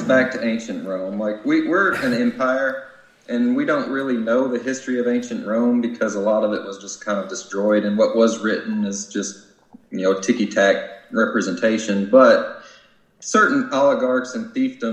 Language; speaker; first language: English; native; English